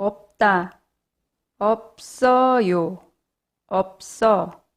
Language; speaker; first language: Korean; non-native, fluent; English